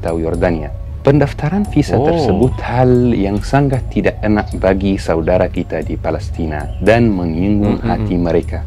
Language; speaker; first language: Indonesian; non-native, fluent; Arabic